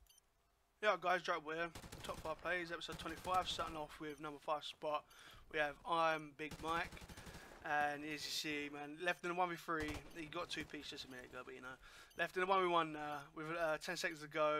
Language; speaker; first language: English; native; English